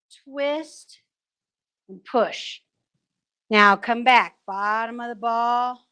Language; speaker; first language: English; native; English